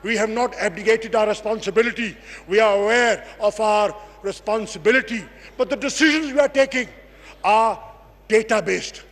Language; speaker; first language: English; non-native, local second language; Urdu